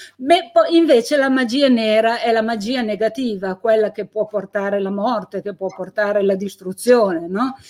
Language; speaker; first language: Italian; native; Italian